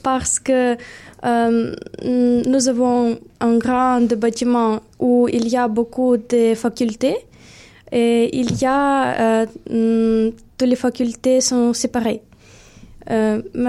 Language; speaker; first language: French; non-native, fluent; Ukrainian